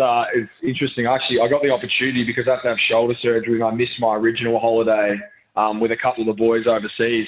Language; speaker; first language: English; native; English